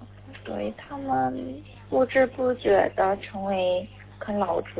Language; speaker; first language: Chinese; non-native, learner; Korean